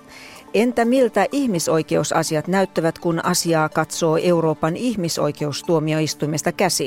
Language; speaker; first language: Finnish; native; Finnish